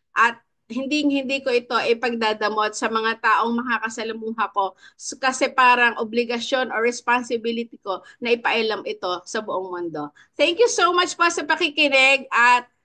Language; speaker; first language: Filipino; native; Filipino